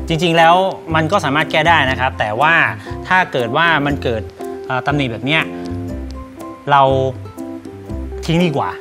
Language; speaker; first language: Thai; native; Thai